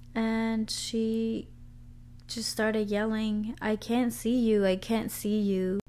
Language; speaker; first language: English; early bilingual, other home language; Spanish